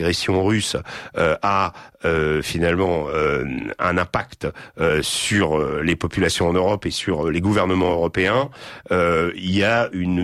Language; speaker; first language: French; native; French